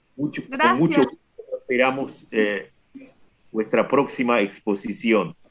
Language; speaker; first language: Spanish; non-native, fluent; Russian